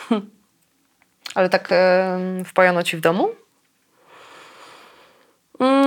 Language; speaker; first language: Polish; native; Polish